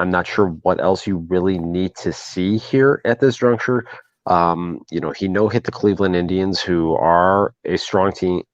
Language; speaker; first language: English; native; English